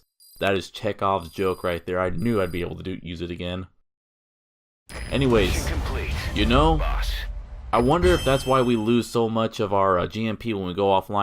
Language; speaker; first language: English; native; English